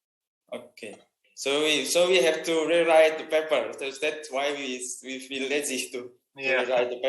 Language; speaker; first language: English; non-native, fluent; Indonesian